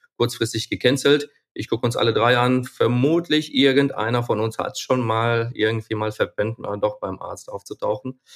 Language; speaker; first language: German; non-native, fluent; Ukrainian